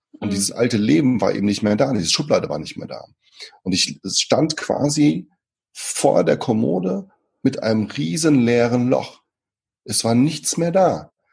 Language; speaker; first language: German; early bilingual, other home language; Portuguese